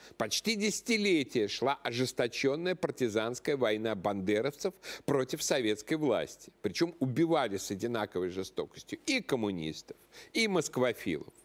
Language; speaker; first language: Russian; native; Russian